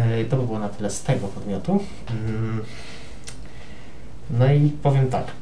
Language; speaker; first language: Polish; native; Polish